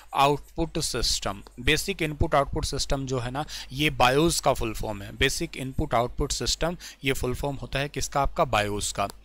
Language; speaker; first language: Hindi; native; Hindi